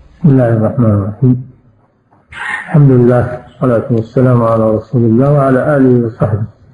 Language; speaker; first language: Arabic; native; Arabic